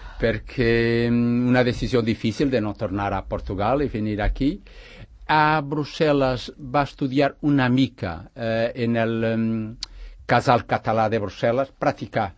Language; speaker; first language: Catalan; non-native, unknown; Portuguese